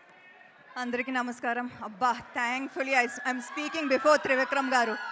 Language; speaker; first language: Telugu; non-native, local second language; Tamil